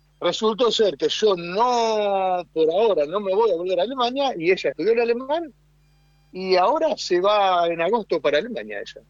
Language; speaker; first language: Spanish; native; Spanish